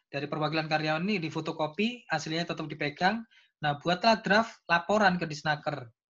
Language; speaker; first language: Indonesian; native; Indonesian